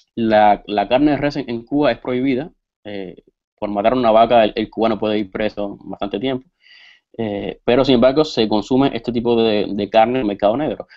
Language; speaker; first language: Spanish; native; Spanish